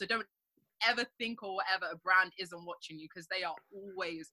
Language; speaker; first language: English; native; English